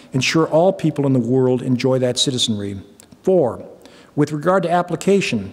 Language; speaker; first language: English; native; English